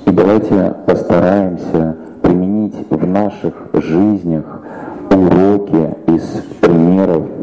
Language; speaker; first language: Russian; native; Russian